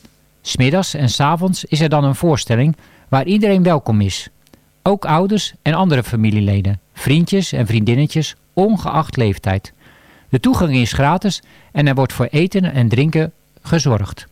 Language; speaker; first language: Dutch; native; Dutch